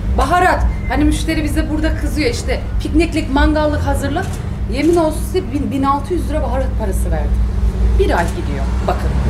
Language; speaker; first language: Turkish; native; Turkish